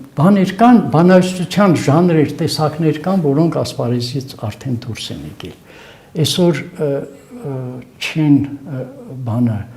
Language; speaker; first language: Armenian; native; Armenian